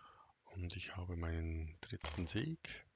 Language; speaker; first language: German; native; German